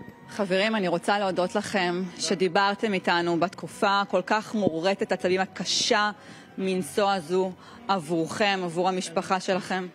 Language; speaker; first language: Hebrew; native; Hebrew